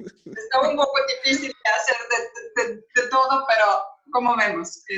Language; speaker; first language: Spanish; non-native, fluent; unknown